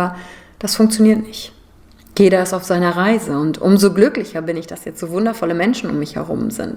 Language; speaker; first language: German; native; German